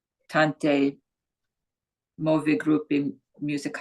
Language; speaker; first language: Italian; non-native, learner; English